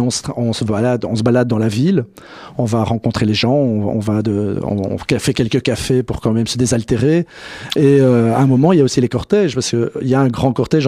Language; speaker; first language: French; native; French